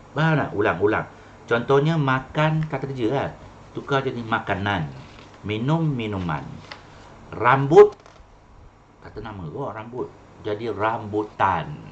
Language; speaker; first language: Malay; non-native, local second language; Chinese